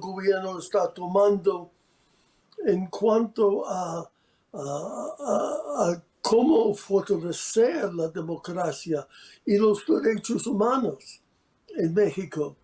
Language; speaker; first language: Spanish; non-native, fluent; English